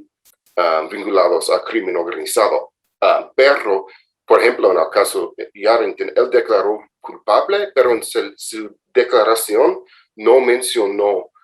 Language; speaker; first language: Spanish; non-native, fluent; English